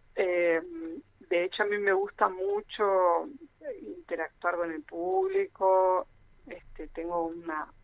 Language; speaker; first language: Spanish; early bilingual, other home language; Portuguese